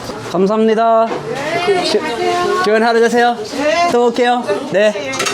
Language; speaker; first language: Korean; non-native, fluent; English